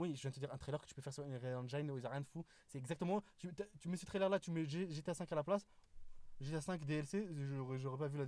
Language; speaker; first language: French; native; French